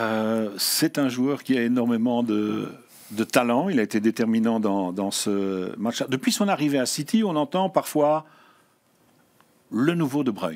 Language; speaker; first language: French; native; French